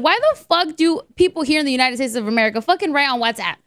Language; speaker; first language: English; early bilingual, other home language; Spanish